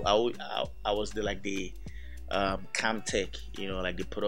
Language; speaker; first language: English; non-native, local second language; Yoruba